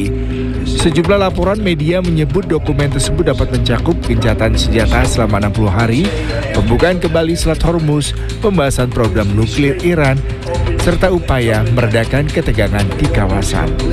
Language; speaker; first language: Indonesian; native; Indonesian